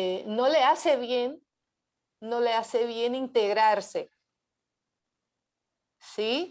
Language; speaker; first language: Spanish; non-native, fluent; Portuguese